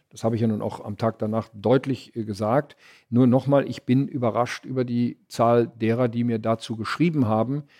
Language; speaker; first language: German; native; German